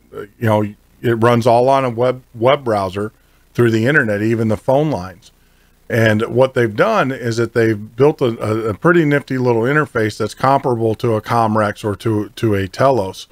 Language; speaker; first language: English; native; English